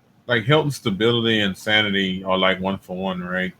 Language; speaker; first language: English; native; English